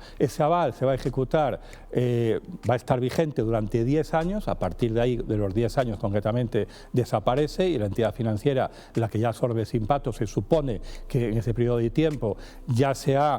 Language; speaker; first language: Spanish; native; Spanish